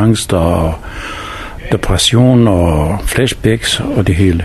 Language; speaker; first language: Danish; non-native, fluent; Bosnian